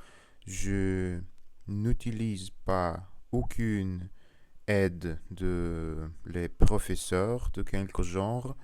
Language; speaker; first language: French; non-native, learner; Russian